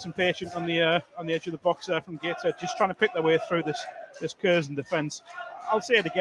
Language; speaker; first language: English; native; English